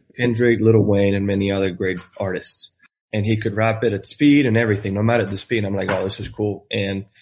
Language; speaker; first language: English; non-native, fluent; Spanish